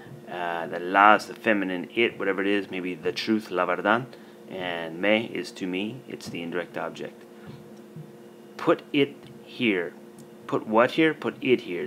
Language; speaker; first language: English; native; English